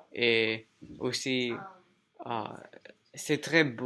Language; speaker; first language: French; non-native, learner; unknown